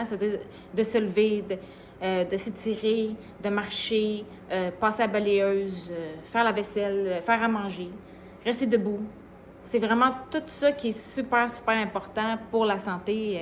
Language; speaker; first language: French; native; French